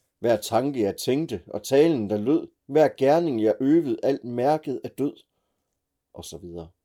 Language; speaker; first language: Danish; native; Danish